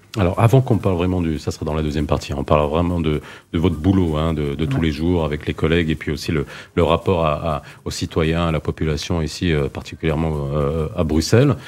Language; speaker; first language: French; native; French